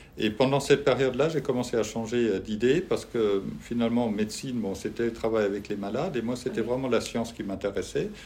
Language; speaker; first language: French; non-native, fluent; German